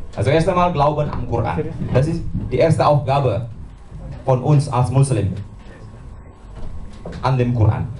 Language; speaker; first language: German; non-native, learner; Indonesian